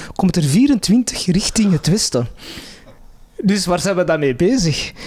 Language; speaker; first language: Dutch; non-native, local second language; Arabic